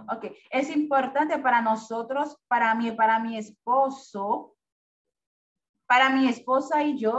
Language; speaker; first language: Spanish; non-native, fluent; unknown